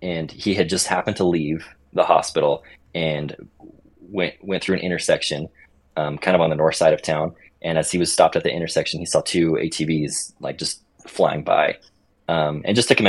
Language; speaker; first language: English; native; English